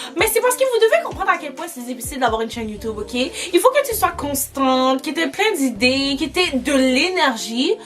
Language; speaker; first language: French; early bilingual, other home language; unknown